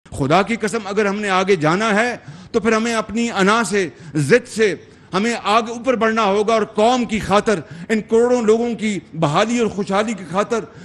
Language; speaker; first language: Urdu; non-native, local second language; Punjabi